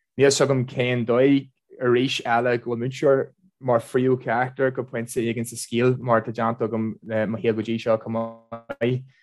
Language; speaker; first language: Irish; non-native, local second language; English